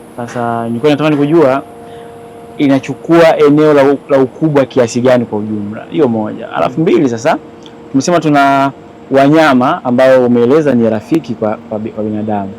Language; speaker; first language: Swahili; native; Swahili